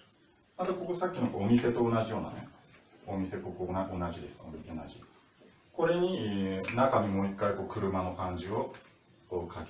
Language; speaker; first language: Japanese; non-native, fluent; Russian